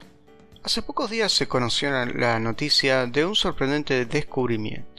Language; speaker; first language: Spanish; native; Spanish